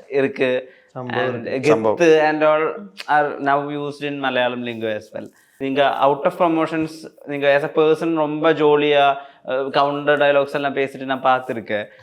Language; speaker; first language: Tamil; non-native, learner; Malayalam